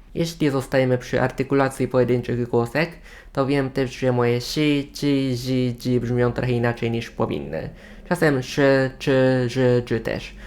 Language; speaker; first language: Polish; non-native, fluent; Japanese